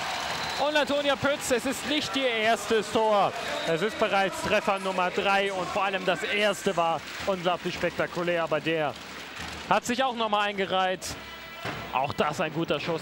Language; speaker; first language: German; native; German